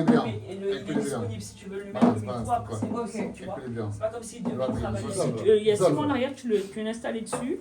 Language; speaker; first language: French; native; French